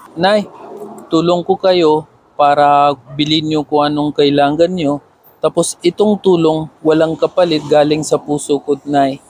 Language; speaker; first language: Filipino; non-native, learner; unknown